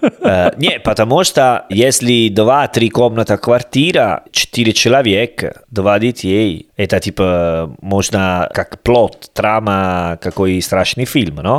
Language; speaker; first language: Russian; non-native, learner; Italian